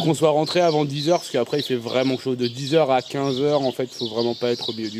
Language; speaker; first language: French; native; French